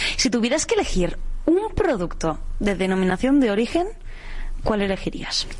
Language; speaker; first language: Spanish; native; Spanish